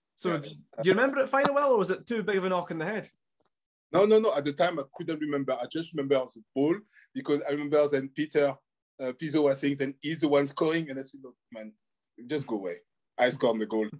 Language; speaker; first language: English; non-native, fluent; French